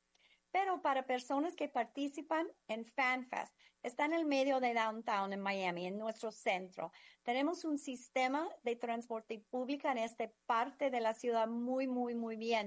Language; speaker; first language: Spanish; non-native, fluent; English